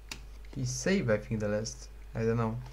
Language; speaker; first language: English; non-native, learner; Romanian